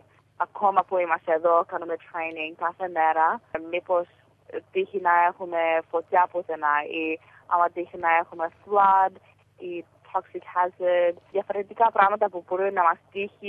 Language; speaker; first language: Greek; early bilingual, heritage; Greek